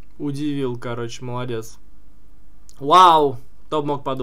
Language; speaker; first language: Russian; native; Russian